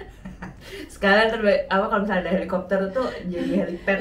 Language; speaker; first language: Indonesian; native; Indonesian